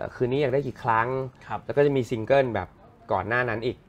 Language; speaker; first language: Thai; native; Thai